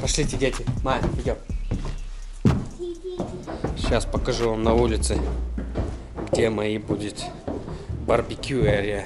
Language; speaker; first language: Russian; native; Russian